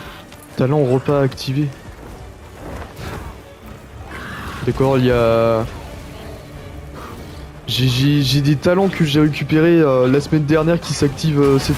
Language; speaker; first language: French; native; French